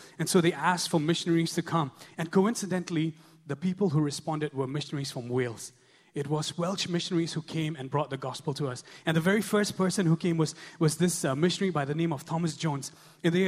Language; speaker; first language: English; non-native, local second language; Khasi